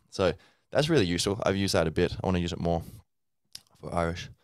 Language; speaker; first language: English; native; English